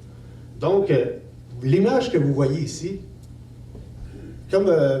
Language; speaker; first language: French; native; French